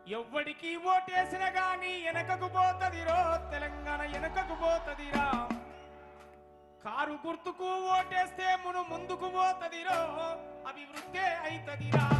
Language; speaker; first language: Telugu; native; Telugu